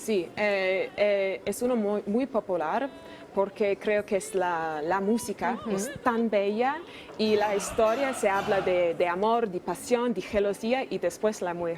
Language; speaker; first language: Spanish; non-native, fluent; Italian